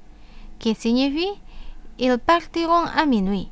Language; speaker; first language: French; non-native, fluent; Indonesian